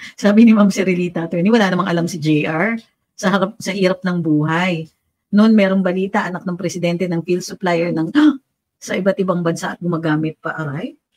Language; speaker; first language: Filipino; native; Filipino